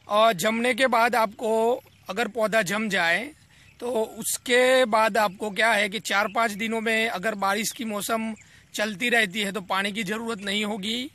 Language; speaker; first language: Hindi; non-native, local second language; Gujarati